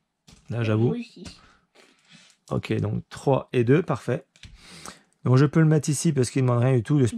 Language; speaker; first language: French; native; French